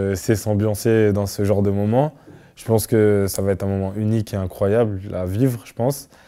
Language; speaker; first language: French; native; French